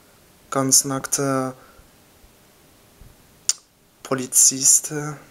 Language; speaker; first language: German; non-native, learner; French